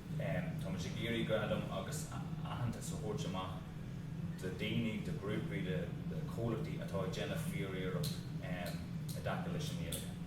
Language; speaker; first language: Irish; native; Irish